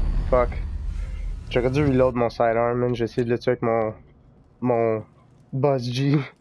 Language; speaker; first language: French; native; French